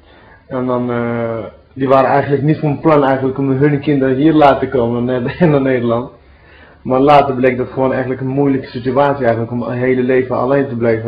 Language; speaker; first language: Dutch; early bilingual, other home language; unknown